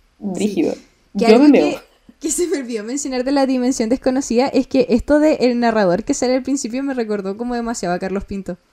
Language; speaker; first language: Spanish; native; Spanish